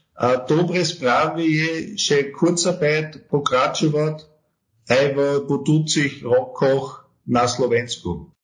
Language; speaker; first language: Slovak; non-native, learner; German